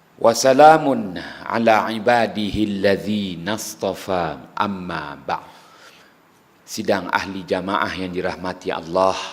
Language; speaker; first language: Malay; native; Malay